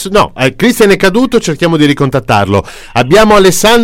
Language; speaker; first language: Italian; native; Italian